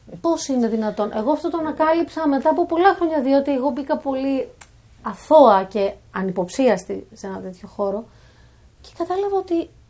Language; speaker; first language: Greek; native; Greek